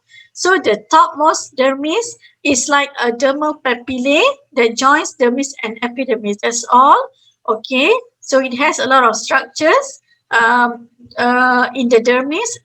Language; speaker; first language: English; non-native, fluent; Malay